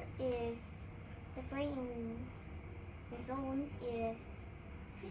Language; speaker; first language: English; non-native, learner; Indonesian